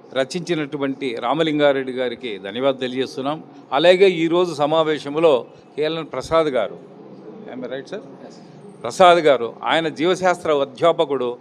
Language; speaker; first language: Telugu; native; Telugu